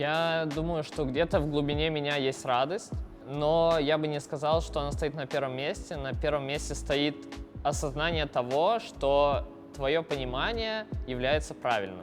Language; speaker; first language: Russian; native; Russian